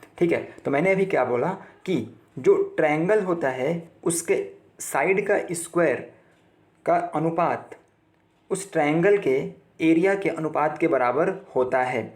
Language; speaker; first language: Hindi; native; Hindi